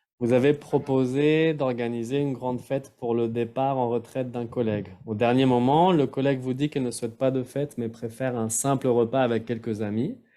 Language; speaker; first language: French; native; French